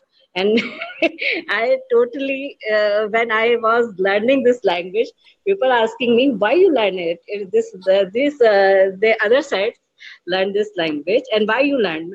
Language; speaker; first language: English; non-native, learner; Urdu